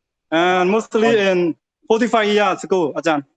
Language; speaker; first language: English; non-native, learner; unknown